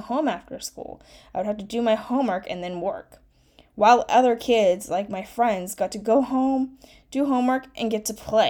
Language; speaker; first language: English; early bilingual, other home language; Chinese